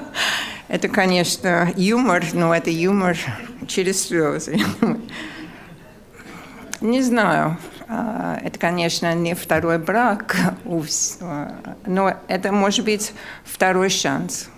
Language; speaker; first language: Russian; non-native, fluent; English